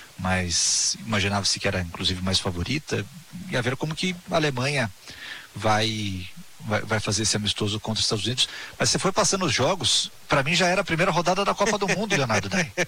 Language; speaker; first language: Portuguese; native; Portuguese